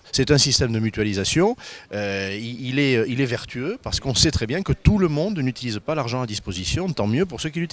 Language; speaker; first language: French; native; French